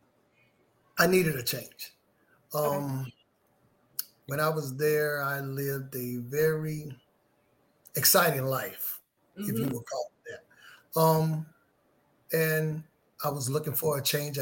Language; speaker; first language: English; native; English